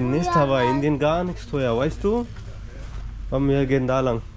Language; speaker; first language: German; non-native, learner; Hindi